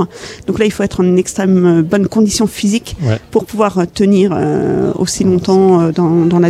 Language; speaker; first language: French; native; French